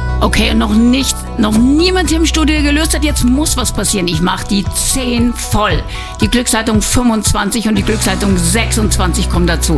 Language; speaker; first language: German; native; German